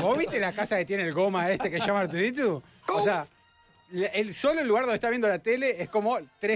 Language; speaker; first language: Spanish; native; Spanish